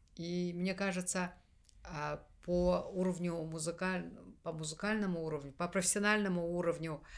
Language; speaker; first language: Russian; non-native, local second language; Kazakh